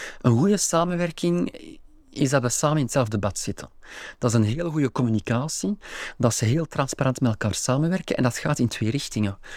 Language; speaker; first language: Dutch; native; Dutch